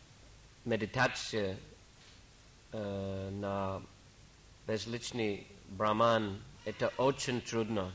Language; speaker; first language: Russian; non-native, fluent; English